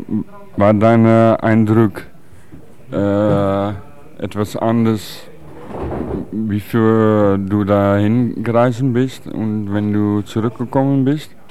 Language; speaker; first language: German; non-native, learner; Dutch